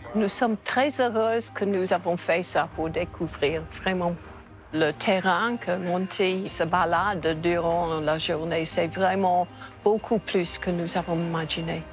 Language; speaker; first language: French; non-native, learner; English